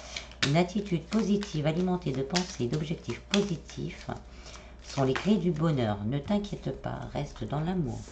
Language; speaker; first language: French; native; French